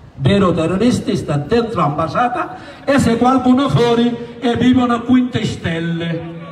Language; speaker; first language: Italian; non-native, learner; Bangla